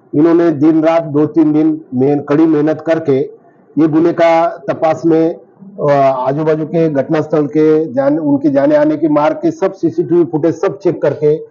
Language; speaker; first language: Hindi; non-native, local second language; Marathi